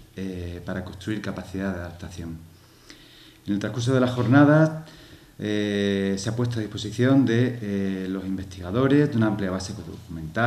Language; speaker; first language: Spanish; native; Spanish